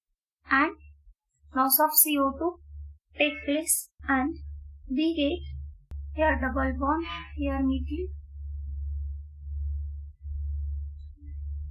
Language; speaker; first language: English; non-native, local second language; Marathi